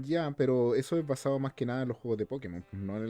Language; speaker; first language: Spanish; native; Spanish